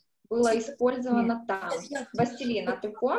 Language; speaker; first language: Russian; native; Russian